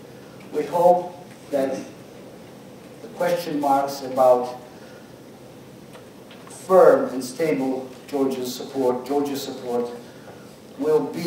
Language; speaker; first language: English; non-native, fluent; Georgian